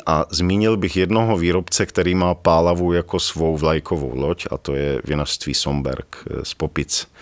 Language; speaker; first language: Czech; native; Czech